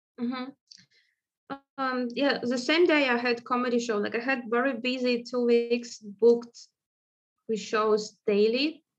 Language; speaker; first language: English; non-native, fluent; Russian